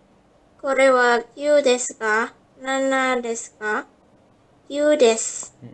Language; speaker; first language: Japanese; non-native, learner; Indonesian